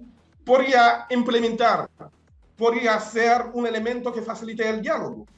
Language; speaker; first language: Spanish; non-native, fluent; Haitian Creole